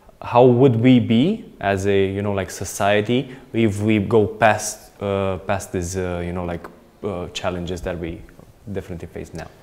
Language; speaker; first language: English; non-native, fluent; Romanian